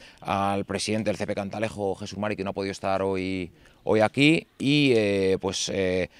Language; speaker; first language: Spanish; native; Spanish